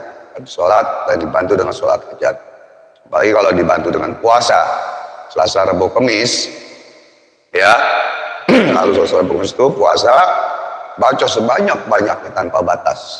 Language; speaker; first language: Indonesian; native; Indonesian